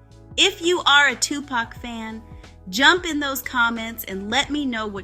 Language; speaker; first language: English; native; English